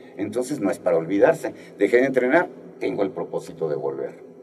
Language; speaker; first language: Spanish; native; Spanish